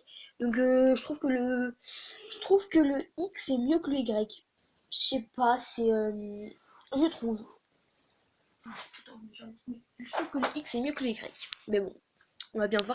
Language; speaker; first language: French; native; French